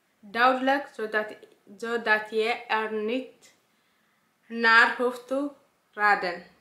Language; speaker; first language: Dutch; non-native, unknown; Tigrinya